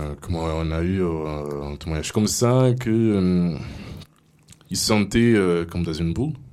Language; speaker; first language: French; non-native, fluent; Portuguese